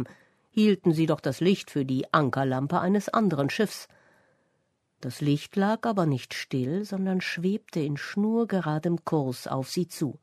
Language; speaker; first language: German; native; German